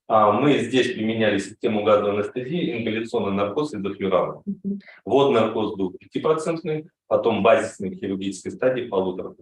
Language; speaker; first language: Russian; native; Russian